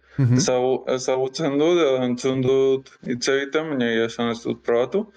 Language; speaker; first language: Basque; non-native, learner; Spanish